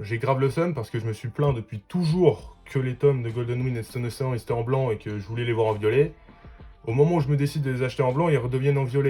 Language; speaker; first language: French; native; French